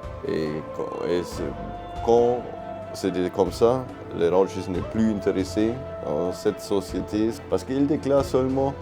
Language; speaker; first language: French; non-native, fluent; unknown